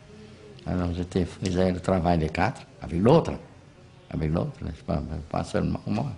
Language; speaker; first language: French; non-native, fluent; Vietnamese